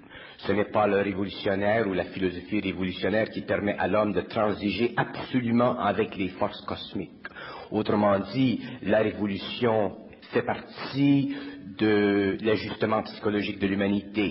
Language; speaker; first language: French; native; French